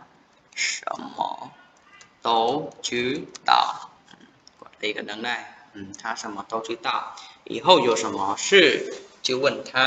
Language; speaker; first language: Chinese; non-native, fluent; Khmer